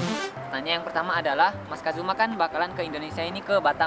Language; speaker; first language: Indonesian; native; Indonesian